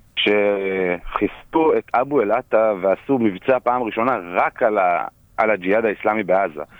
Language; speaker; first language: Hebrew; native; Hebrew